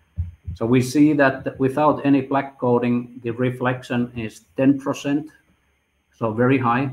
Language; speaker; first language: English; non-native, fluent; Finnish